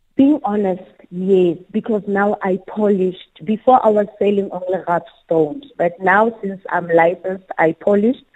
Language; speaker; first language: English; non-native, local second language; Southern Sotho